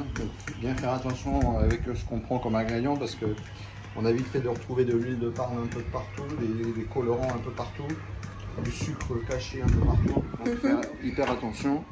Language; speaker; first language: French; native; French